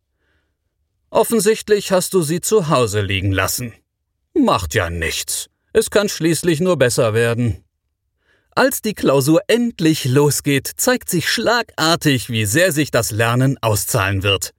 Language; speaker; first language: German; native; German